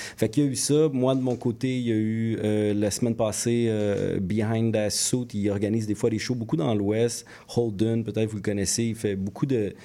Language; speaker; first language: French; native; French